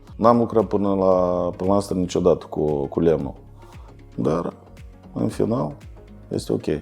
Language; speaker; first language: Romanian; native; Romanian